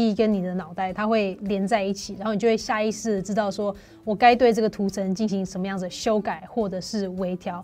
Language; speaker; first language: Chinese; native; Chinese